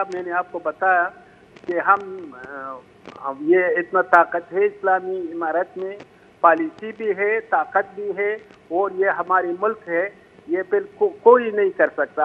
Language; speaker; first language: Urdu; non-native, fluent; Pashto